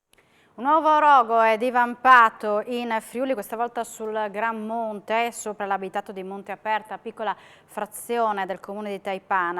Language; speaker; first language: Italian; native; Italian